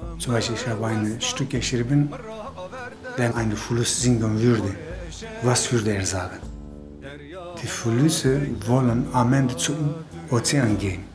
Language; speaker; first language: German; non-native, fluent; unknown